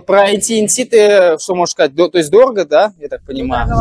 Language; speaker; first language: Russian; native; Russian